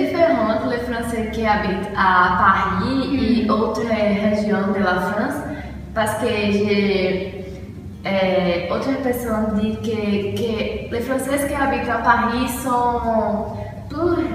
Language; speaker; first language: French; non-native, learner; Portuguese